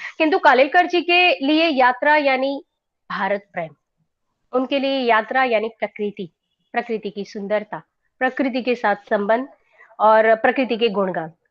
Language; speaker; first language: Hindi; non-native, local second language; Gujarati